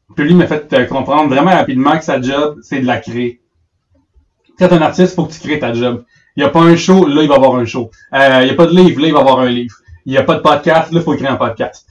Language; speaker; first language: French; native; French